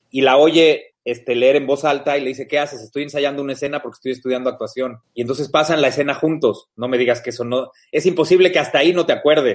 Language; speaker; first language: Spanish; native; Spanish